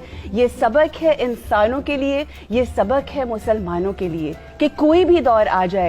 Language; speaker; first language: Urdu; native; Urdu